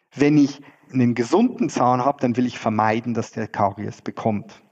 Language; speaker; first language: German; native; German